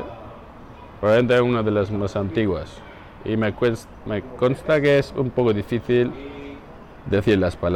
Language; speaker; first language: Spanish; non-native, fluent; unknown